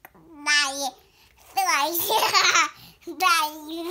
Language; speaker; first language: Russian; early bilingual, heritage; Russian